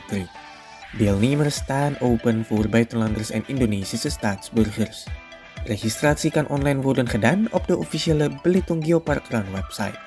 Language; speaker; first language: Dutch; non-native, fluent; Indonesian